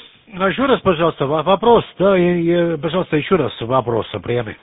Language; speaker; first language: Russian; non-native, learner; German